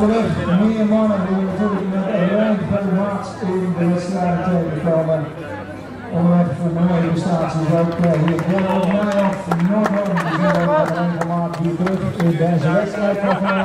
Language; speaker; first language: Dutch; native; Dutch